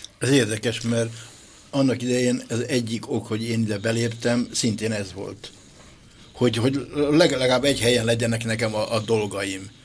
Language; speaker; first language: Hungarian; native; Hungarian